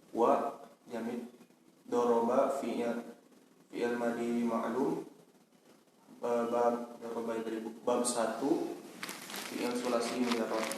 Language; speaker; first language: Arabic; non-native, learner; Indonesian